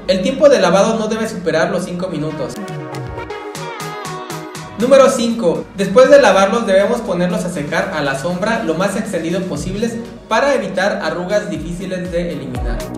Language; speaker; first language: Spanish; native; Spanish